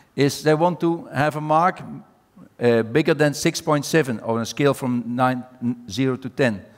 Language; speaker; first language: English; non-native, fluent; Dutch